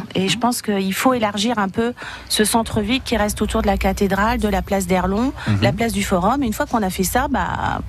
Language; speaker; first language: French; native; French